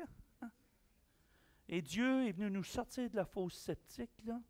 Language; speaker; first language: French; native; French